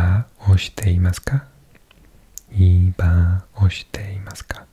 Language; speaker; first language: Japanese; non-native, learner; English